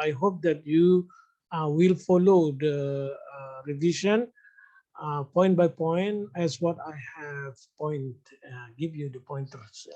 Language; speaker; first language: English; non-native, fluent; Indonesian